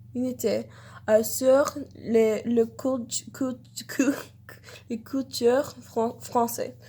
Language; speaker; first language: French; non-native, learner; English